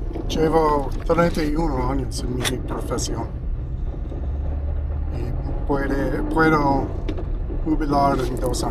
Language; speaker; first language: Spanish; non-native, learner; English